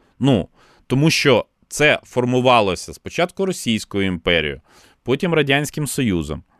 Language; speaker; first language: Ukrainian; non-native, local second language; Russian